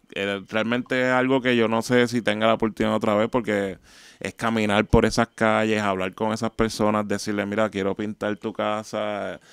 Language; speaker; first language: Spanish; native; Spanish